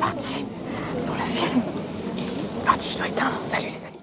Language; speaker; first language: French; native; French